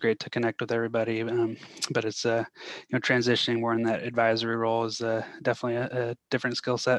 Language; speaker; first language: English; native; English